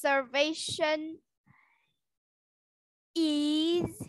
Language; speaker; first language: English; non-native, learner; Vietnamese